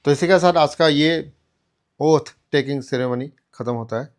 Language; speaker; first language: Hindi; non-native, local second language; Assamese